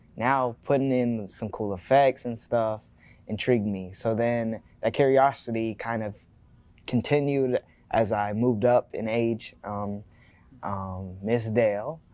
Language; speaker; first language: English; native; English